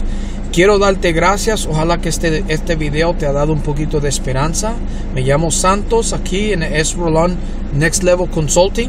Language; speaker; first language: Spanish; early bilingual, heritage; Spanish